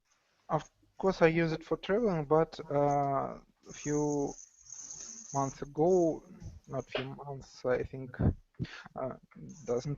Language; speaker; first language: English; non-native, learner; Russian